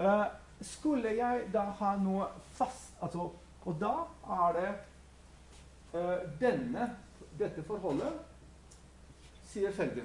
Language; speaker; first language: Norwegian; non-native, fluent; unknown